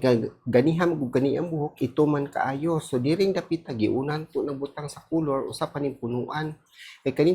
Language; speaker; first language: Cebuano; native; Cebuano